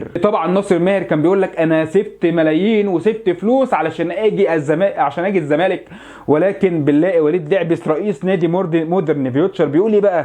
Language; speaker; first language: Arabic; native; Arabic